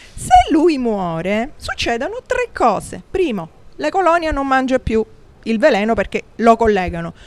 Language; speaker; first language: Italian; native; Italian